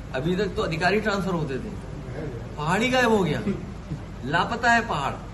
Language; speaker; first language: Hindi; native; Hindi